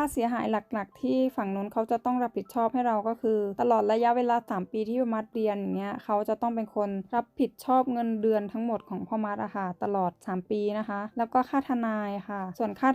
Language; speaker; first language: Thai; native; Thai